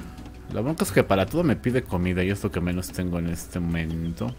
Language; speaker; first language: Spanish; native; Spanish